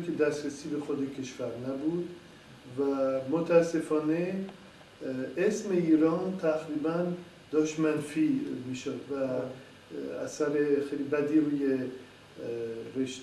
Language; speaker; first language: Persian; non-native, fluent; French